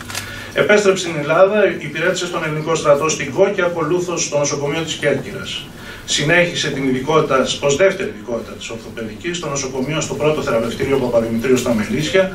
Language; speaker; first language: Greek; native; Greek